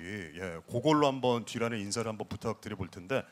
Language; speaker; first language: Korean; native; Korean